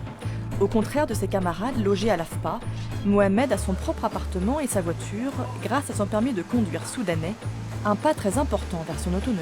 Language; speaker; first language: French; native; French